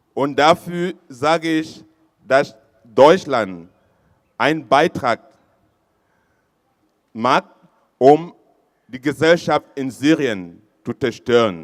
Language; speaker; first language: German; non-native, fluent; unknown